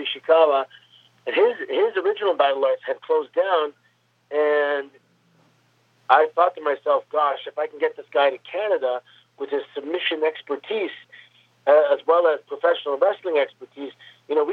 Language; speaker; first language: English; native; English